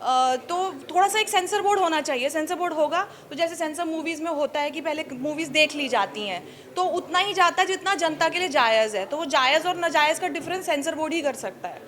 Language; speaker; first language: Hindi; native; Hindi